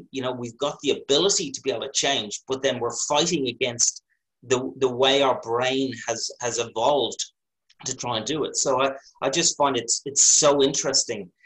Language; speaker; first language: English; native; English